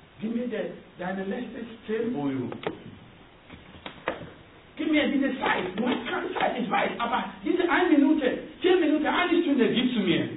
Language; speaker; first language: German; non-native, learner; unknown